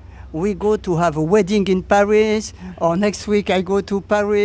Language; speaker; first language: English; non-native, learner; French